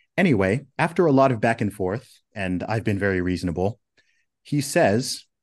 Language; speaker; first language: English; native; English